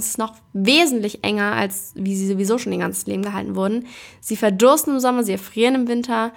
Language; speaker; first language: German; native; German